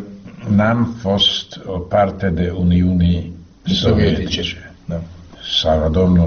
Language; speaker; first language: Romanian; non-native, fluent; Slovak